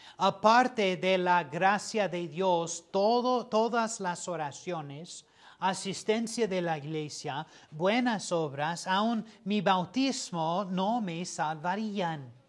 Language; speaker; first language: Spanish; non-native, fluent; English